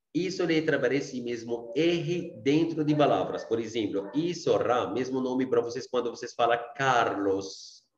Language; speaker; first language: Portuguese; non-native, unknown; Arabic